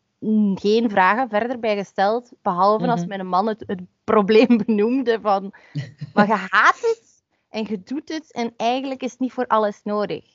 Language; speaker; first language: Dutch; native; Dutch